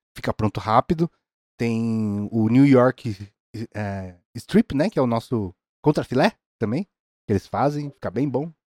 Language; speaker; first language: Portuguese; native; Portuguese